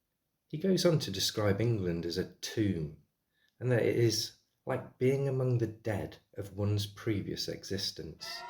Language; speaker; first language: English; native; English